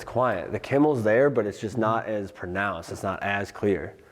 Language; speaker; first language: English; native; English